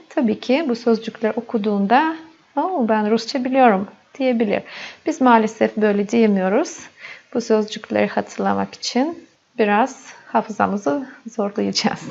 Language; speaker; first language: Turkish; non-native, fluent; Russian